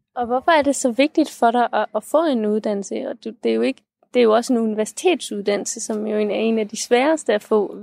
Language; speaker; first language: Danish; native; Danish